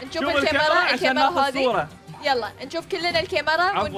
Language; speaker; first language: Arabic; native; Arabic